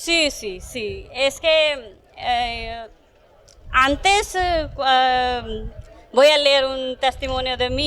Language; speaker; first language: Spanish; non-native, learner; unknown